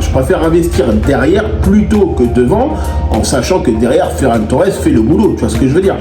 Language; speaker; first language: French; native; French